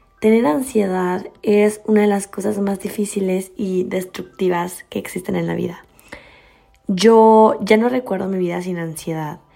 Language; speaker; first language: Spanish; native; Spanish